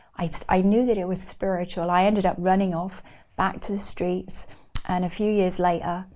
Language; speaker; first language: English; native; English